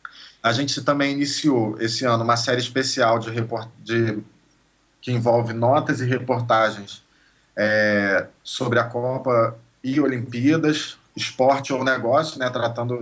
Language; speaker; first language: Portuguese; native; Portuguese